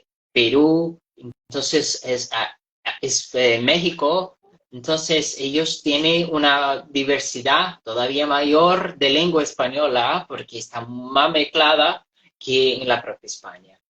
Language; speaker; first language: Spanish; non-native, fluent; Portuguese